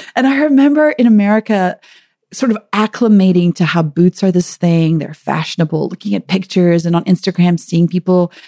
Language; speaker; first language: English; native; English